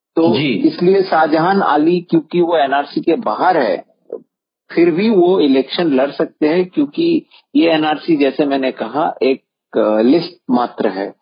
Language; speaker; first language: Hindi; non-native, local second language; Assamese